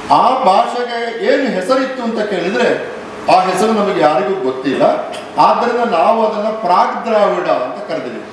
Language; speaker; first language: Kannada; non-native, local second language; Tulu